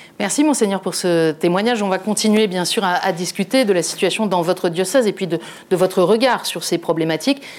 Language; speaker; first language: French; native; French